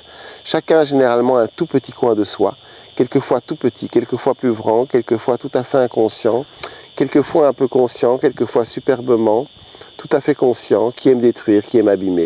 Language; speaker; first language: French; native; French